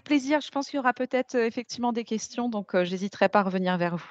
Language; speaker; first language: French; native; French